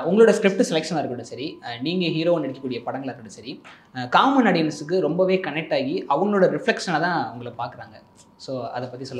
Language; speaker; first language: Tamil; native; Tamil